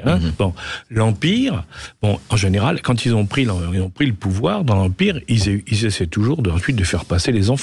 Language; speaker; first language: French; native; French